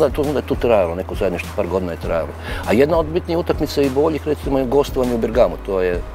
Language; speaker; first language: Croatian; native; Croatian